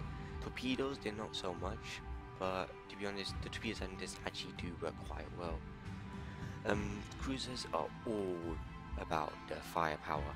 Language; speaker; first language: English; native; English